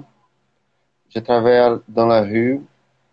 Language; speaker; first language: French; non-native, learner; Portuguese